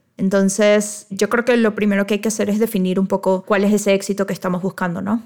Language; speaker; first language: Spanish; native; Spanish